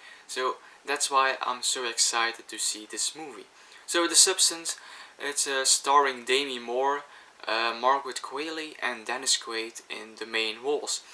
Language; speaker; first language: English; non-native, fluent; Dutch